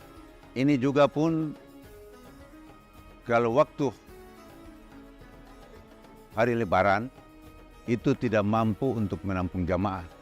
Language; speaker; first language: Indonesian; non-native, local second language; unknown